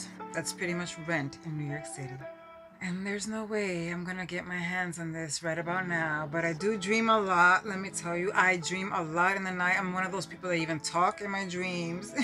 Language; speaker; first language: English; early bilingual, other home language; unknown